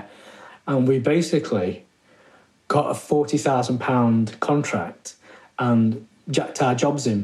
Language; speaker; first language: English; native; English